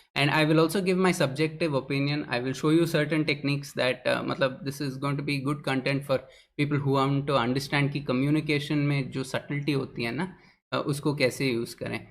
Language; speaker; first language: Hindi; non-native, local second language; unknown